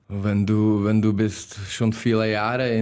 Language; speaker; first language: German; non-native, learner; Czech